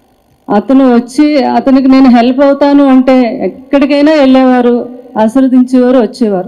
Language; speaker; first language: Telugu; native; Telugu